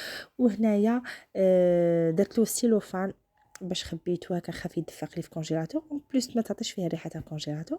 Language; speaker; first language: Arabic; native; Arabic